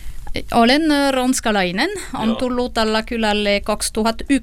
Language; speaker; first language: Finnish; non-native, learner; French